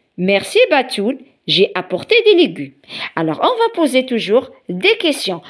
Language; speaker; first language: French; non-native, local second language; Arabic